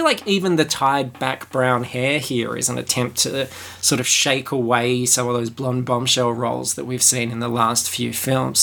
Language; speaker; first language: English; native; English